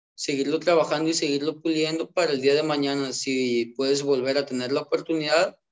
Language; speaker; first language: Spanish; native; Spanish